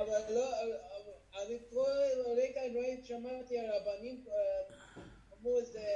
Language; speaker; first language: Hebrew; non-native, learner; English